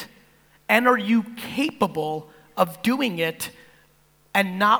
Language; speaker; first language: English; native; English